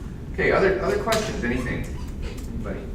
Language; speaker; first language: English; native; English